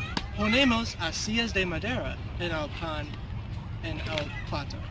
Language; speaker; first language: Spanish; non-native, learner; English